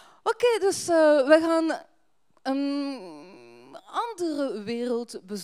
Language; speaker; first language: Dutch; non-native, fluent; French